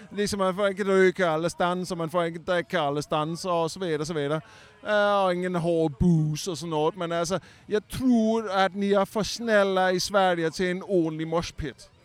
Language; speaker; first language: Swedish; non-native, learner; Danish